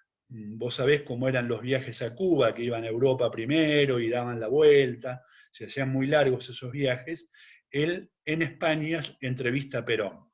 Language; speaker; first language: Spanish; native; Spanish